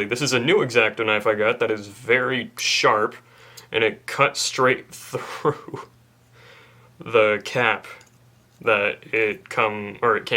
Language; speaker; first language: English; native; English